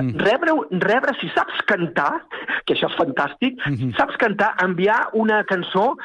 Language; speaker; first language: Catalan; native; Catalan